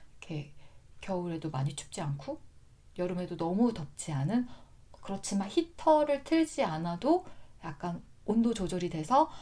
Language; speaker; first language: Korean; native; Korean